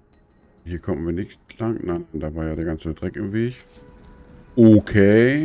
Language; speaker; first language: German; native; German